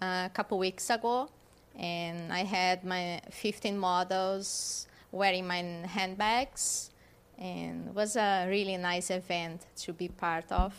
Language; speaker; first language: English; non-native, fluent; German